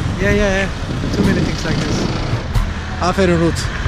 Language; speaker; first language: English; non-native, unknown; Turkish